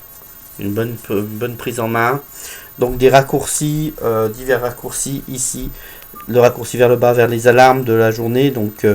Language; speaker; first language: French; native; French